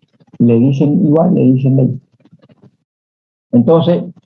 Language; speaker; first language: Spanish; native; Spanish